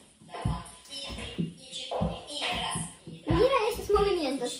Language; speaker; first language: Spanish; non-native, fluent; Russian